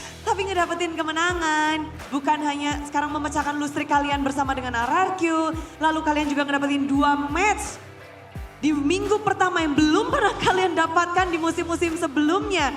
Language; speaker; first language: Indonesian; native; Indonesian